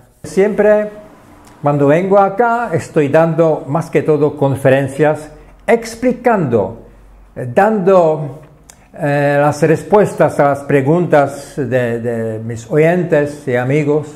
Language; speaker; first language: Spanish; non-native, fluent; Czech